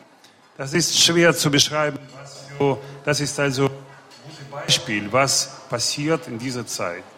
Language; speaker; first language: German; non-native, fluent; Russian